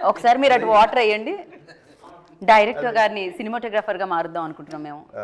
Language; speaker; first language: Telugu; native; Telugu